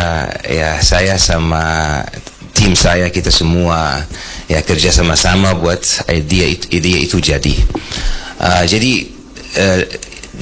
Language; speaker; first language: Indonesian; non-native, fluent; Arabic